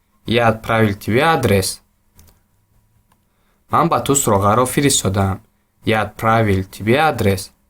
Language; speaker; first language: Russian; non-native, local second language; Tajik